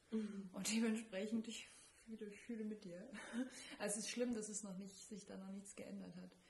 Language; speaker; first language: German; native; German